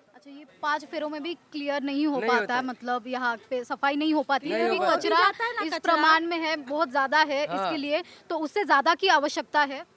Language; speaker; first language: Hindi; non-native, local second language; Marathi